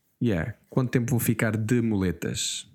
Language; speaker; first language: Portuguese; non-native, learner; English